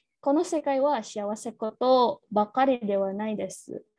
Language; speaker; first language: Japanese; non-native, learner; Indonesian